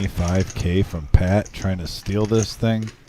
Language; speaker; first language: English; native; English